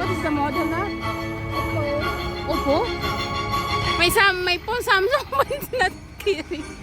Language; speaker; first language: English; non-native, local second language; Filipino